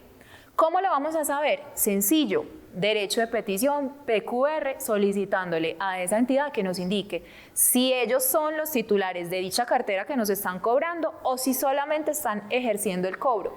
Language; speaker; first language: Spanish; native; Spanish